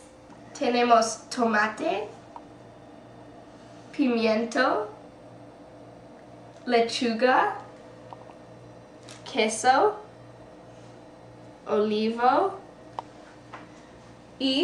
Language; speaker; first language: Spanish; non-native, learner; English